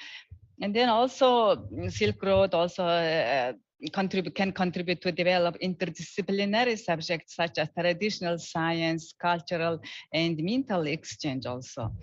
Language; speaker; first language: English; non-native, learner; Mongolian